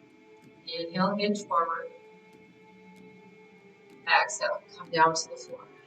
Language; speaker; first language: English; native; English